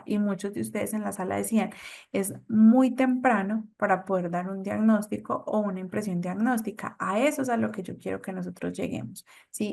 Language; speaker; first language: Spanish; native; Spanish